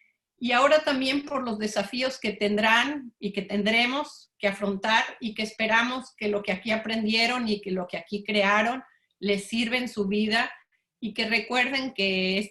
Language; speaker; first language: Spanish; native; Spanish